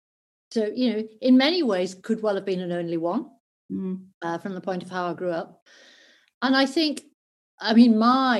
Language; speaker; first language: English; native; English